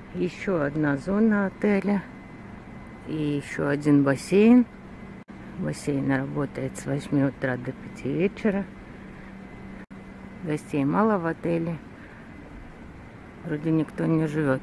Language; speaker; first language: Russian; native; Russian